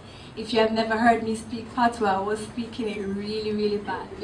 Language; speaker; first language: English; non-native, local second language; Jamaican Creole English